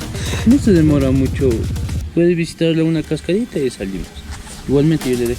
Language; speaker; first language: Spanish; native; Spanish